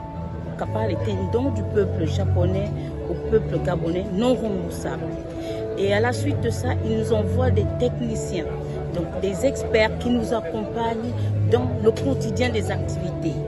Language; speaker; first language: French; native; French